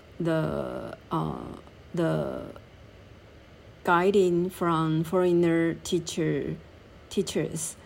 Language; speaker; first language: English; non-native, learner; Chinese